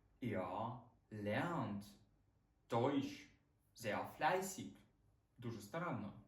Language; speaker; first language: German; non-native, fluent; Ukrainian